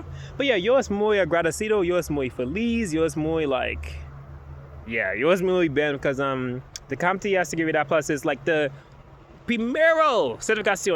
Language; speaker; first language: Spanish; non-native, learner; English